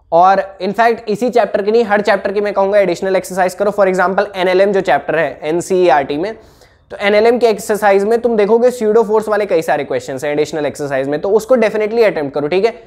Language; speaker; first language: Hindi; native; Hindi